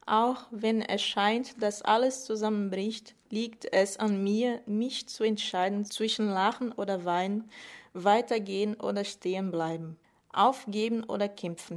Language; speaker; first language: German; non-native, fluent; Portuguese